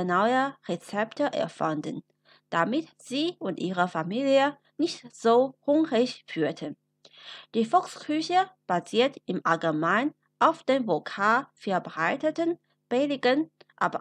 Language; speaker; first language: German; non-native, fluent; Chinese